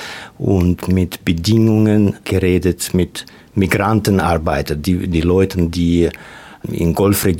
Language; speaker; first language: German; non-native, fluent; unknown